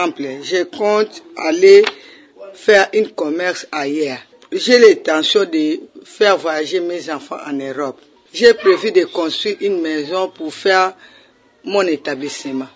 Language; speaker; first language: French; non-native, learner; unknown